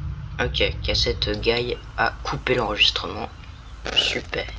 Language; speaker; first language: French; native; French